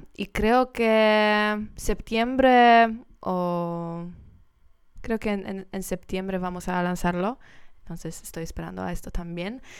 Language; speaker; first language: Spanish; non-native, learner; Polish